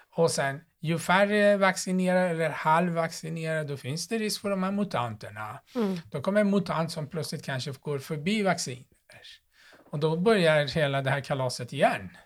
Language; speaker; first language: Swedish; non-native, fluent; Persian